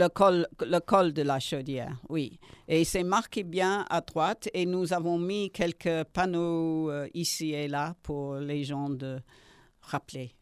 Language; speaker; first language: French; non-native, learner; English